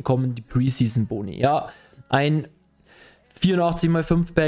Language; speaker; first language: German; native; German